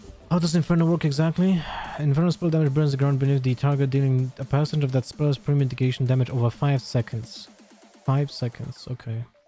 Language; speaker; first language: English; non-native, fluent; Polish